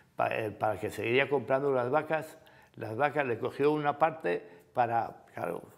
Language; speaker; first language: Spanish; native; Spanish